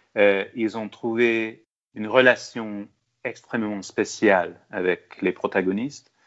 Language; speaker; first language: French; non-native, fluent; Hungarian